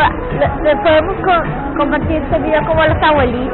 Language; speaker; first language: Spanish; early bilingual, heritage; English